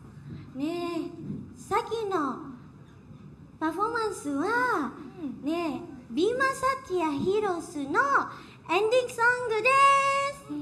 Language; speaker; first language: Japanese; non-native, learner; Indonesian